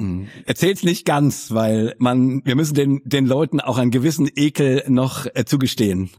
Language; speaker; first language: German; native; German